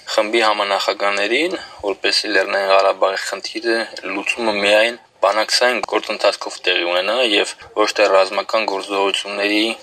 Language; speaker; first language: Armenian; early bilingual, heritage; Armenian